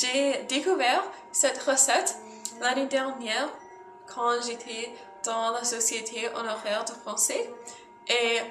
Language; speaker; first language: French; non-native, learner; English